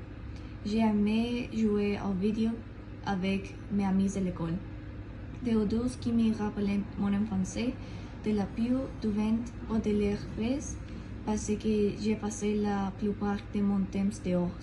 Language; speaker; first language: French; non-native, learner; Spanish